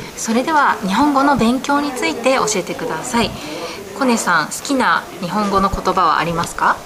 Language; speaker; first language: Japanese; native; Japanese